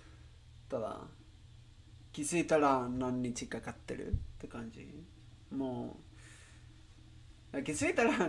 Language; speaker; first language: Japanese; non-native, learner; Spanish